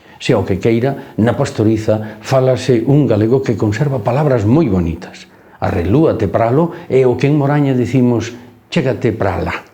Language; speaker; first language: Galician; native; Galician